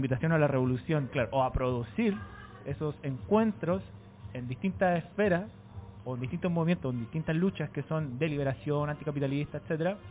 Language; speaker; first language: Spanish; native; Spanish